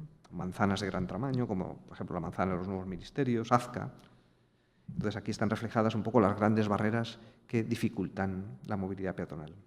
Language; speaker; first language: Spanish; native; Spanish